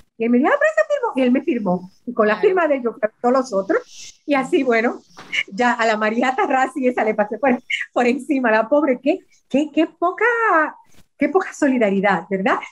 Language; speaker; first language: Spanish; native; Spanish